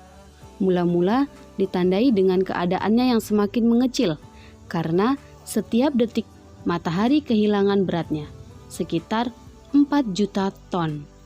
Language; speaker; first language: Indonesian; native; Indonesian